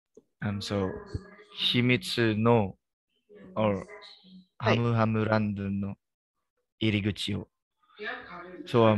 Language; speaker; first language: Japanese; non-native, learner; English